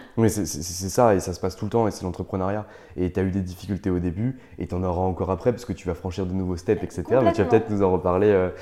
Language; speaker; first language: French; native; French